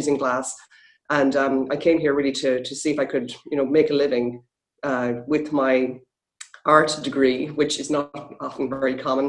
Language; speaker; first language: English; native; English